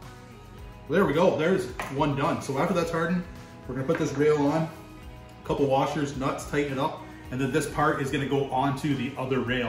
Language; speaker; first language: English; native; English